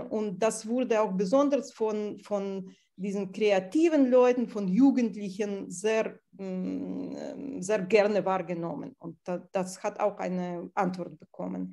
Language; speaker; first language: German; non-native, fluent; Russian